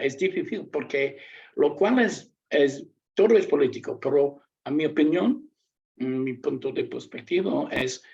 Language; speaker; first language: Spanish; non-native, learner; English